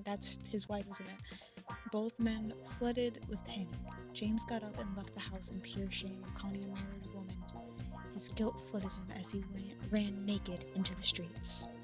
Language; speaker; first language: English; native; English